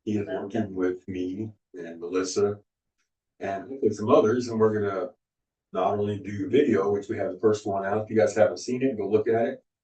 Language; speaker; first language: English; native; English